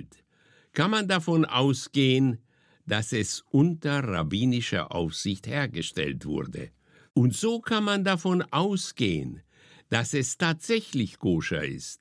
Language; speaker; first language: German; native; German